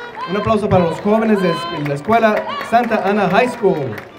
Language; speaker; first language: Spanish; native; Spanish